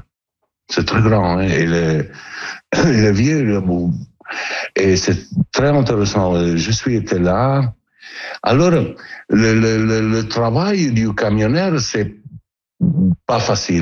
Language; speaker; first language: French; non-native, learner; Italian